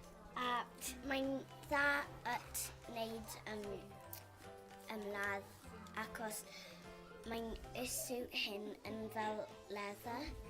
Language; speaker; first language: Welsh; non-native, local second language; English